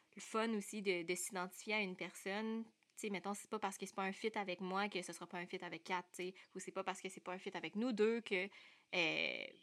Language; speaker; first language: French; native; French